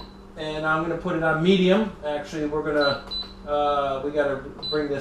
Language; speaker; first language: English; native; English